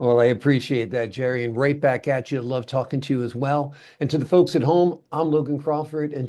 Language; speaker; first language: English; native; English